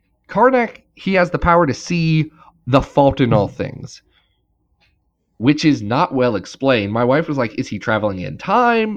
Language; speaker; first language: English; native; English